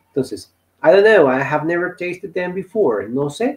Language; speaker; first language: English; non-native, fluent; Spanish